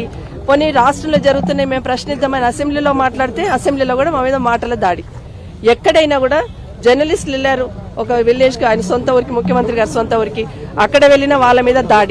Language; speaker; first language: Telugu; native; Telugu